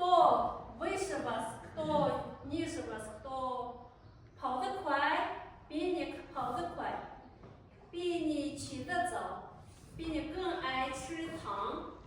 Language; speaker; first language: Chinese; non-native, fluent; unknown